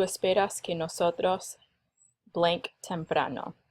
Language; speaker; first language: Spanish; non-native, fluent; English